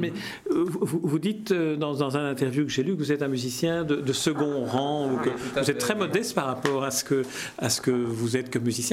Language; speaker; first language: French; native; French